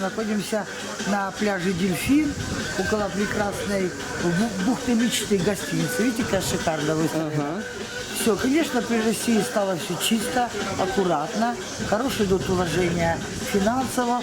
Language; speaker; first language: Russian; native; Russian